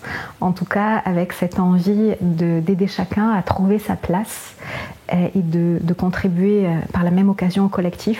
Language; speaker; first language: French; native; French